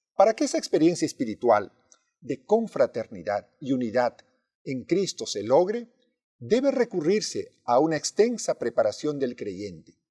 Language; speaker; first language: Spanish; native; Spanish